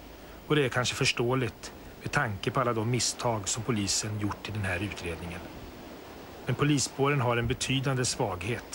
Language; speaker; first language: Swedish; native; Swedish